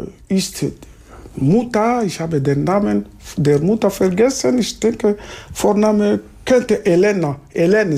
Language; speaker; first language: German; non-native, fluent; Lingala